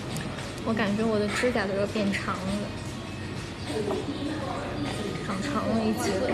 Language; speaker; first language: Chinese; native; Chinese